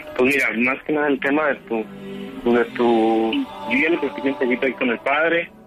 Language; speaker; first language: Spanish; native; Spanish